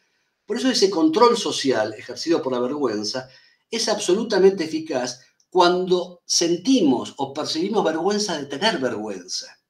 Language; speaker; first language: Spanish; native; Spanish